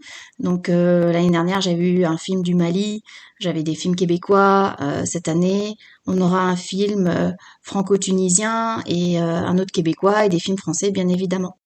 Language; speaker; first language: French; native; French